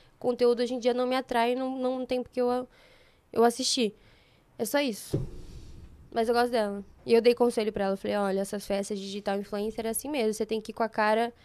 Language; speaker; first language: Portuguese; native; Portuguese